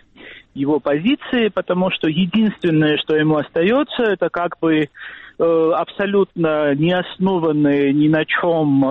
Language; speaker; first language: Russian; non-native, fluent; Georgian